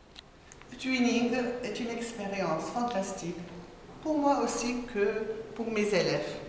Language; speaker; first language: French; non-native, local second language; Arabic